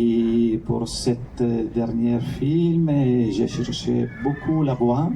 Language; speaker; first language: French; non-native, fluent; Italian